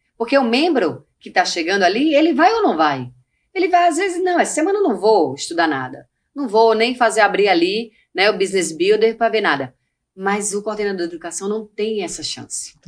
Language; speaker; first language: Portuguese; native; Portuguese